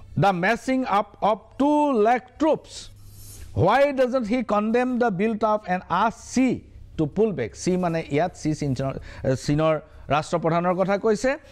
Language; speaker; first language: English; non-native, local second language; Assamese